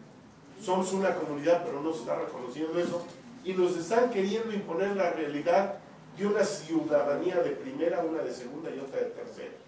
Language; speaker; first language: Spanish; native; Spanish